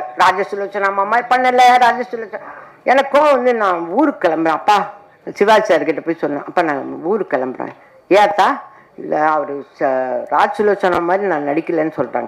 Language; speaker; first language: Tamil; native; Tamil